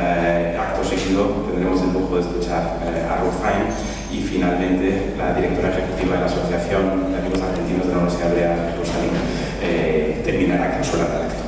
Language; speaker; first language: Spanish; native; Spanish